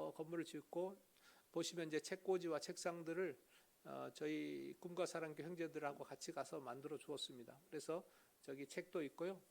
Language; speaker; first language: Korean; native; Korean